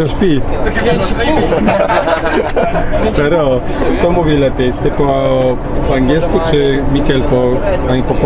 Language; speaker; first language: Polish; native; Polish